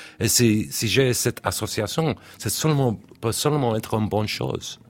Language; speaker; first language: French; non-native, learner; English